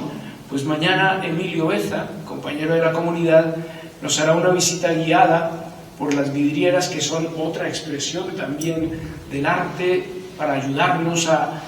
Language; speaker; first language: Spanish; native; Spanish